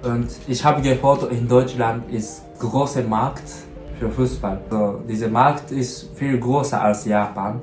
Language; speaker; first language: German; non-native, learner; Japanese